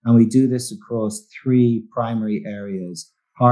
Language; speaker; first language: English; native; English